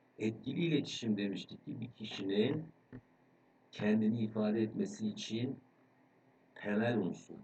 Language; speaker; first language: Turkish; native; Turkish